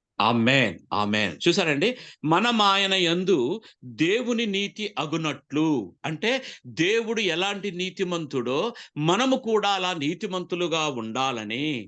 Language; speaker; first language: Telugu; non-native, local second language; Koya